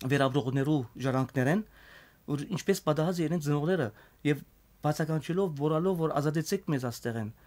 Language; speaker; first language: Armenian; native; Armenian